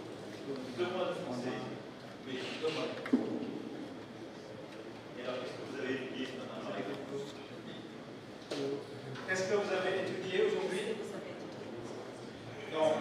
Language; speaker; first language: French; non-native, fluent; Indonesian